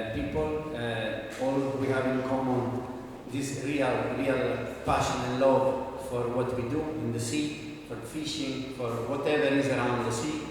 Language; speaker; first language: English; non-native, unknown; Italian